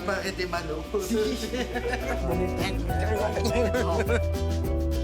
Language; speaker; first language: Spanish; non-native, learner; French